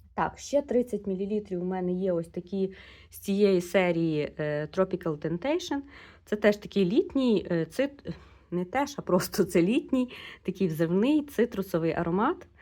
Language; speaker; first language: Ukrainian; non-native, local second language; Russian